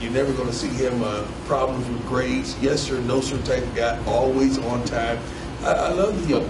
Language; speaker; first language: English; native; English